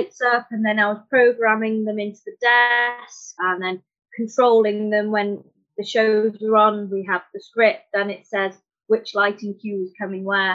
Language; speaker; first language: English; native; English